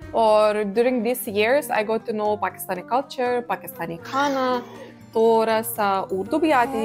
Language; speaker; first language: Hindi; non-native, fluent; Lithuanian